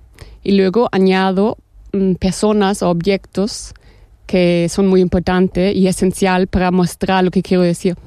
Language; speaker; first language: Spanish; non-native, fluent; German